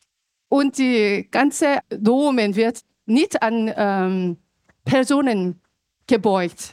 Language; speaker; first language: German; non-native, fluent; Korean